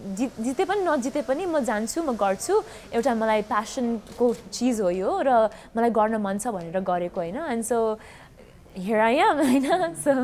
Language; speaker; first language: Nepali; early bilingual, heritage; Nepali